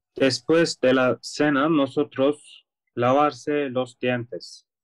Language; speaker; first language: Spanish; non-native, learner; Turkish